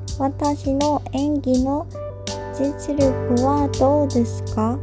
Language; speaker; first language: Japanese; non-native, fluent; Korean